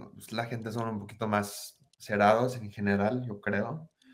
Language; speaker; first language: Spanish; early bilingual, heritage; Spanish